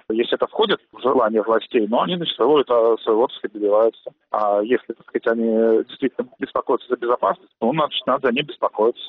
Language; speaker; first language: Russian; native; Russian